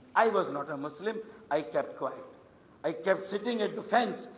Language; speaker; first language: English; non-native, local second language; Urdu